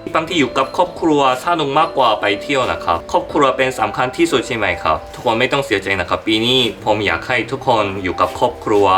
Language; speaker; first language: Thai; non-native, fluent; Korean